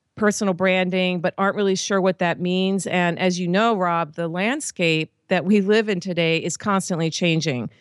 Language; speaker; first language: English; native; English